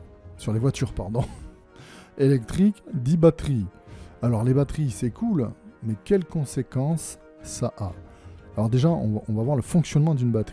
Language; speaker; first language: French; native; French